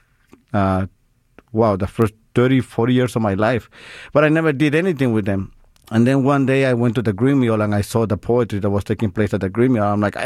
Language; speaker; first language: English; non-native, fluent; Spanish